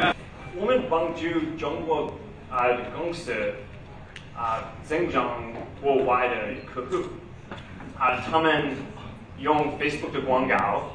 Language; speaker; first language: Chinese; non-native, learner; English